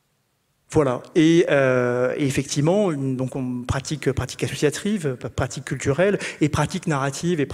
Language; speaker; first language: French; native; French